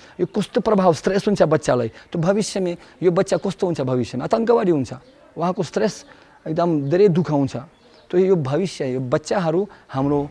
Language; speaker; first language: Nepali; non-native, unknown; Russian